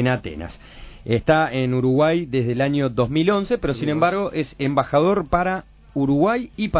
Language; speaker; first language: Spanish; native; Spanish